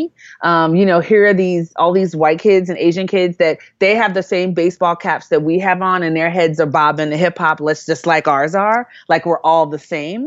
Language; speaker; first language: English; native; English